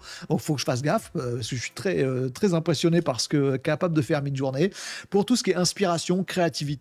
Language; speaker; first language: French; native; French